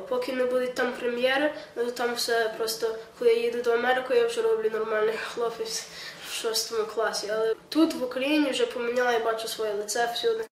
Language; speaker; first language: Ukrainian; early bilingual, heritage; Ukrainian